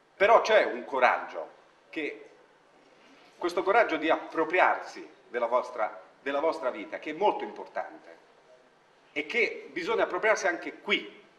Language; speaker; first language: Italian; non-native, fluent; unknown